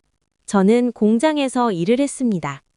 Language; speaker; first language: Korean; non-native, learner; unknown